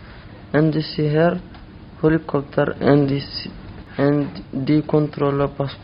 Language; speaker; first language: German; non-native, learner; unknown